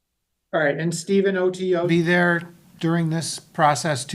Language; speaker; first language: English; native; English